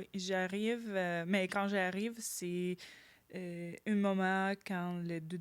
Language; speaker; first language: French; non-native, learner; Ukrainian